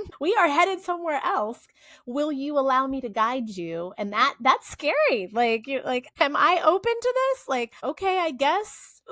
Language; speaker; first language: English; native; English